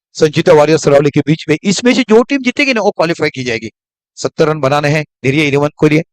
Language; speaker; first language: Hindi; non-native, local second language; Marathi